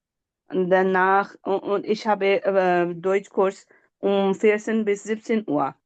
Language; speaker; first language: German; non-native, learner; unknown